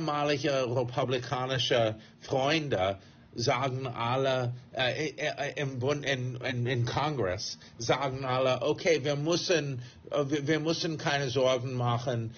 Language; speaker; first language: German; non-native, fluent; English